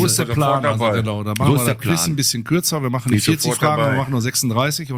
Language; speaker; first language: German; native; German